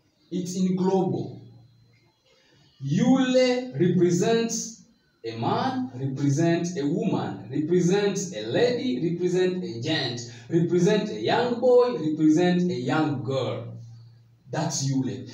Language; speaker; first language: English; non-native, fluent; Swahili